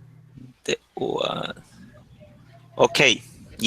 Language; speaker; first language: English; non-native, learner; Spanish